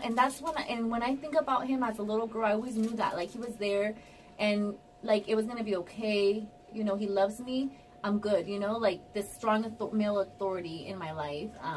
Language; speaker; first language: English; early bilingual, other home language; Spanish